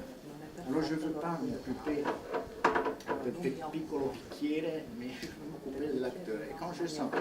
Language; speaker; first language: French; non-native, fluent; Italian